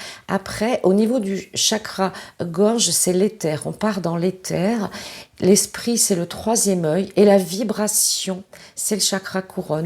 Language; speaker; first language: French; native; French